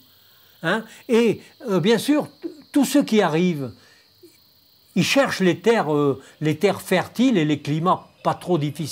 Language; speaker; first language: French; native; French